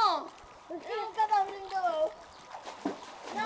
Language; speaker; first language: Italian; early bilingual, other home language; Filipino